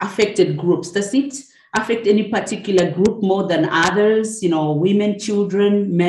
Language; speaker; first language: English; non-native, local second language; Shona